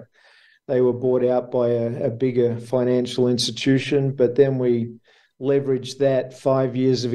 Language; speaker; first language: English; native; English